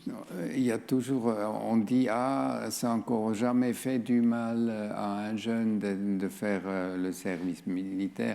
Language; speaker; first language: French; non-native, fluent; German